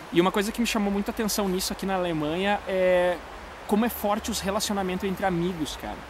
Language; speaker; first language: Portuguese; native; Portuguese